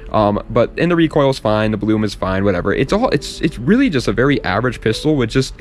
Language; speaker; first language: English; native; English